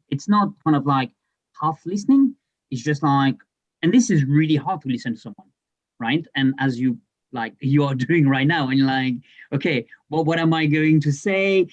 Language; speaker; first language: English; non-native, fluent; French